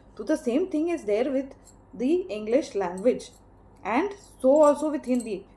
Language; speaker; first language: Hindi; non-native, local second language; English